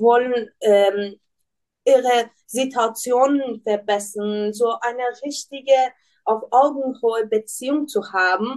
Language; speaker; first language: German; non-native, learner; Persian